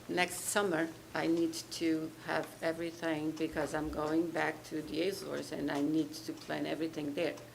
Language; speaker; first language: English; non-native, fluent; Portuguese